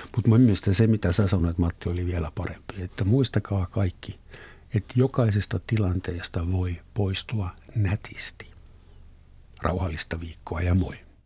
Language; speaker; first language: Finnish; non-native, fluent; German